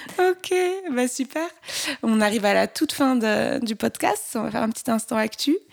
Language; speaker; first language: French; native; French